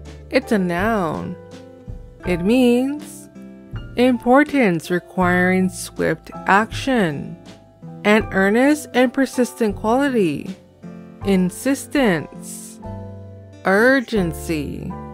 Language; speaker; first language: English; native; English